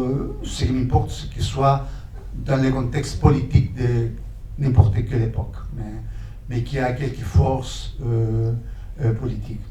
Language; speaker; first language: French; non-native, fluent; Spanish